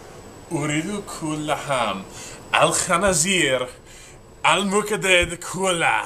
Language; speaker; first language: Arabic; non-native, learner; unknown